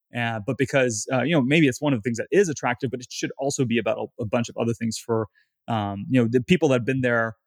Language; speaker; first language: English; native; English